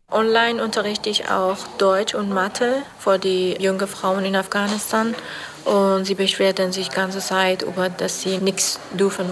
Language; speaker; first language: German; non-native, learner; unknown